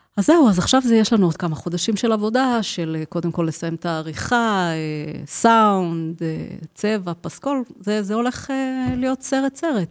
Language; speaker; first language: Hebrew; native; Hebrew